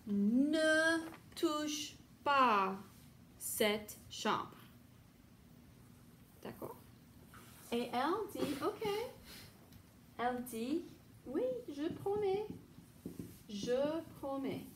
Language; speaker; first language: French; non-native, fluent; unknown